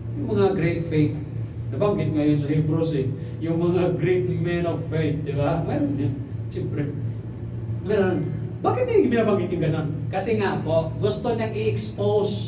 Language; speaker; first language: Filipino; non-native, local second language; Cebuano